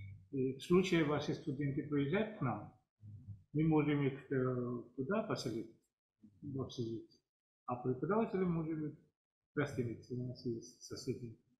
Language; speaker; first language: Russian; non-native, fluent; Assamese